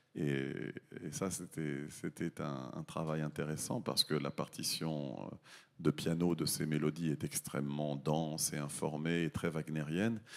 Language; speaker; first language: French; native; French